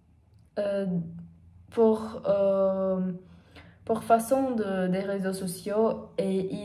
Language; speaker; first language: French; non-native, learner; Portuguese